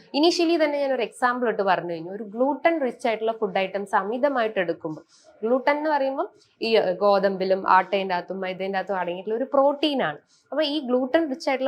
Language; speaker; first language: Malayalam; native; Malayalam